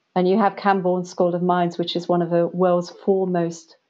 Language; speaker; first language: English; native; English